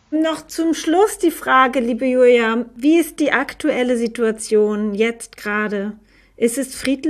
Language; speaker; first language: German; native; German